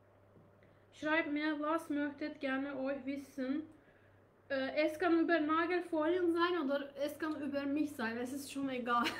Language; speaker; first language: German; non-native, learner; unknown